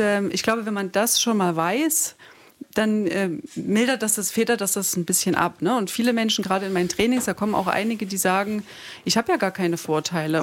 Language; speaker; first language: German; native; German